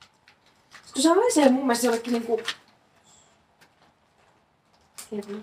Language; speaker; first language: Finnish; native; Finnish